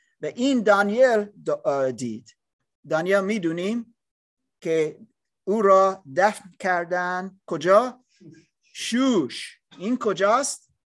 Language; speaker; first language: Persian; non-native, learner; English